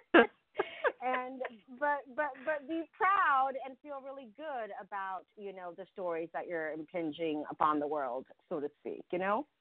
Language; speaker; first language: English; early bilingual, other home language; Russian